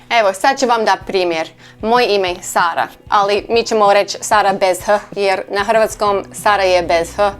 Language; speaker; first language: Croatian; non-native, learner; English